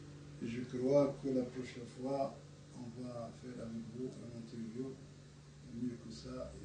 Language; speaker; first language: French; non-native, learner; Arabic